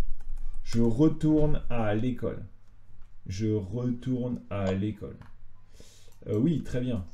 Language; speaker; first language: French; native; French